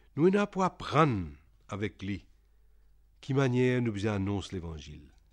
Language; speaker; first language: French; non-native, local second language; Réunion Creole French